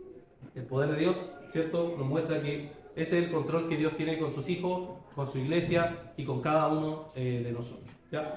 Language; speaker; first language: Spanish; native; Spanish